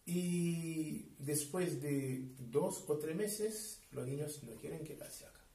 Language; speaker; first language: Spanish; non-native, fluent; Haitian Creole